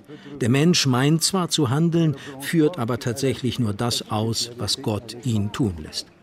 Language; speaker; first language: German; native; German